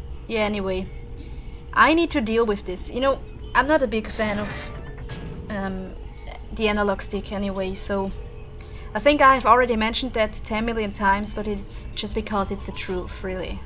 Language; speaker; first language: English; non-native, fluent; German